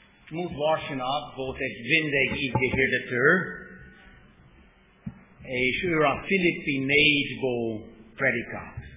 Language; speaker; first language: Hungarian; non-native, fluent; English